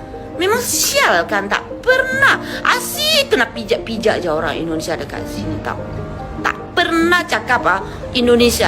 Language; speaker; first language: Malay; non-native, fluent; Indonesian